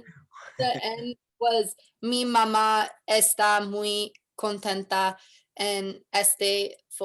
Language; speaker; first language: Spanish; non-native, learner; English